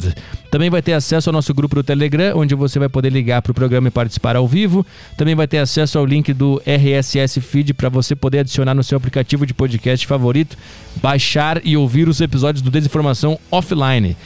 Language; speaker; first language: Portuguese; native; Portuguese